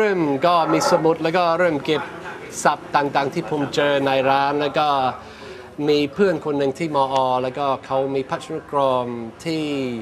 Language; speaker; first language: Thai; non-native, fluent; English